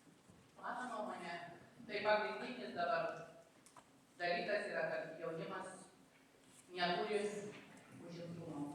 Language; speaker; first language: Lithuanian; native; Lithuanian